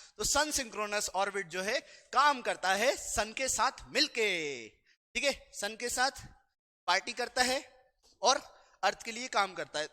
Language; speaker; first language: Hindi; native; Hindi